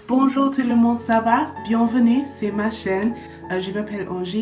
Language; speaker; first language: French; non-native, learner; English